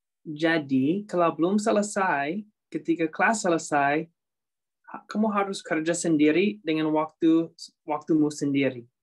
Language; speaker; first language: Indonesian; non-native, fluent; English